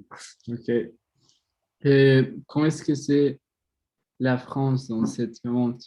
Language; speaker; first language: French; non-native, learner; Spanish